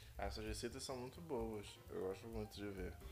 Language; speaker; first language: Portuguese; native; Portuguese